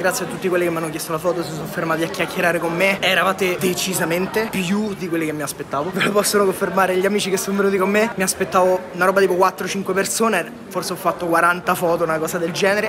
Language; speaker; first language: Italian; native; Italian